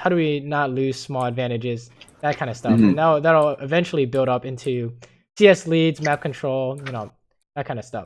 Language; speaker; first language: English; native; English